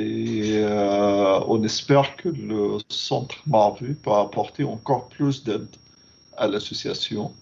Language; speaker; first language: French; non-native, fluent; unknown